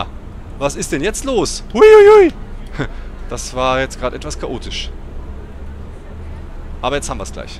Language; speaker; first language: German; native; German